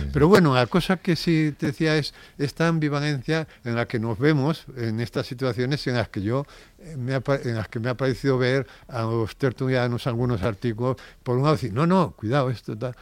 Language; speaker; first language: Spanish; native; Spanish